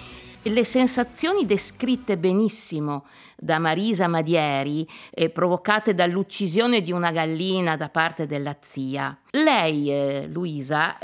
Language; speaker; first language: Italian; native; Italian